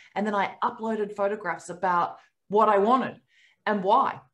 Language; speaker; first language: English; native; English